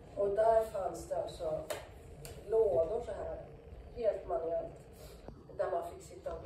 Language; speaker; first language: Swedish; native; Swedish